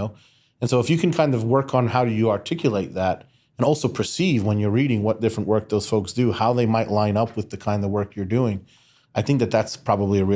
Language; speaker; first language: English; native; English